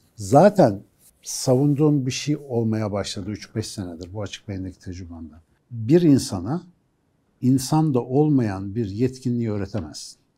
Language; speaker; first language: Turkish; native; Turkish